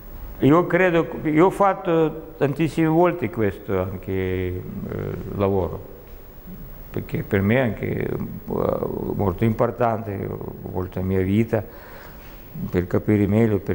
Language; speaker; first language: Italian; non-native, learner; Russian